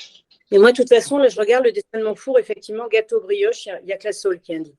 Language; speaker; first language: French; native; French